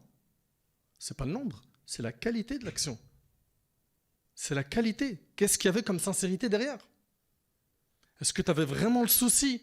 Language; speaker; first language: French; native; French